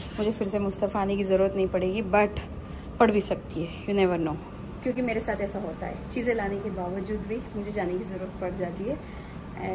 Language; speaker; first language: Hindi; non-native, local second language; Marathi